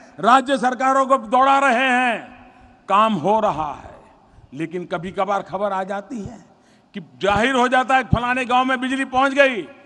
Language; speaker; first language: Hindi; non-native, local second language; Gujarati